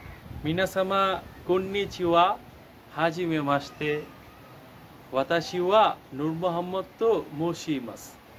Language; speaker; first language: Japanese; non-native, learner; Bangla